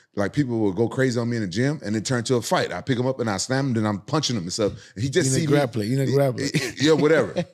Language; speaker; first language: English; native; English